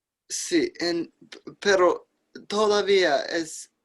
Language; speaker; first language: Spanish; non-native, learner; English